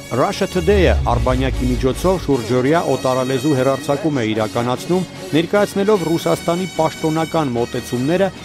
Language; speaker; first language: Armenian; native; Armenian